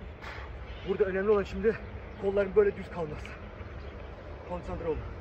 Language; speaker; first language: Turkish; early bilingual, heritage; Turkish